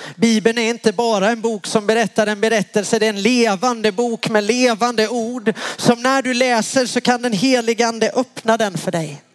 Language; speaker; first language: Swedish; native; Swedish